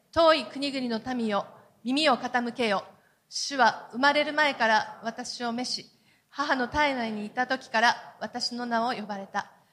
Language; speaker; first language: Japanese; native; Japanese